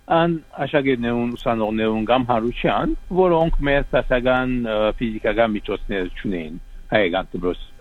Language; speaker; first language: Armenian; early bilingual, heritage; Armenian